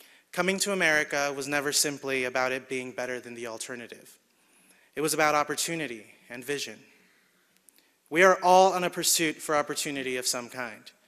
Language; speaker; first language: English; early bilingual, other home language; Spanish